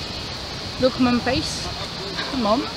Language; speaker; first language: English; non-native, learner; French